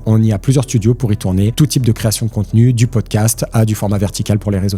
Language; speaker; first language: French; native; French